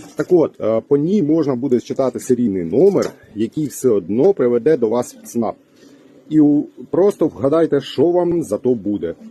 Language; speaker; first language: Ukrainian; native; Ukrainian